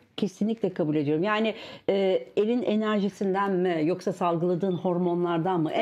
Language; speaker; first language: Turkish; early bilingual, heritage; Turkish